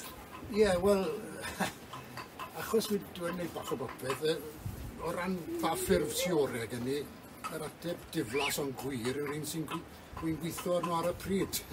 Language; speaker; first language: Welsh; native; Welsh